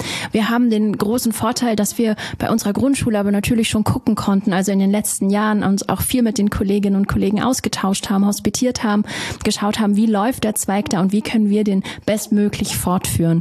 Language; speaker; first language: German; native; German